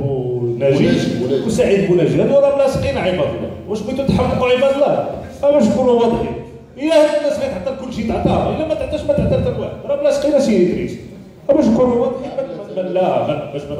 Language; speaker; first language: Arabic; native; Arabic